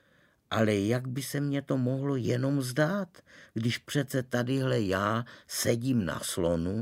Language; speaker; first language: Czech; native; Czech